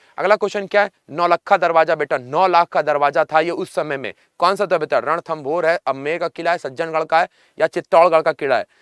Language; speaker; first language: Hindi; native; Hindi